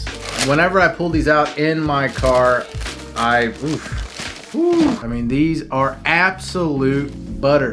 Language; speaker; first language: English; native; English